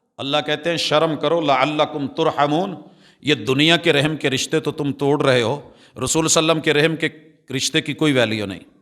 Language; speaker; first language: Urdu; non-native, local second language; Punjabi